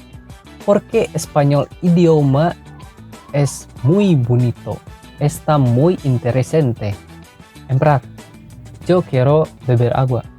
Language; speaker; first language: Spanish; non-native, learner; Indonesian